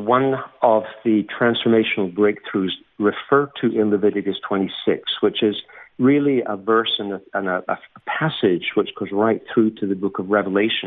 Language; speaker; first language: English; native; English